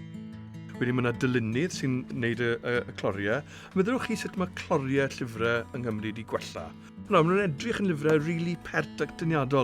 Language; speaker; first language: Welsh; native; Welsh